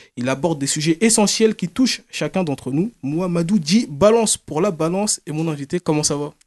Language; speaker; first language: French; native; French